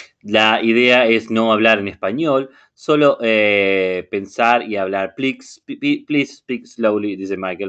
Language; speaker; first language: Spanish; non-native, fluent; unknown